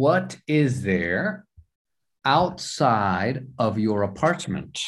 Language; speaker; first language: English; non-native, fluent; Spanish